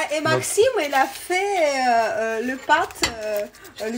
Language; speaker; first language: French; non-native, learner; Russian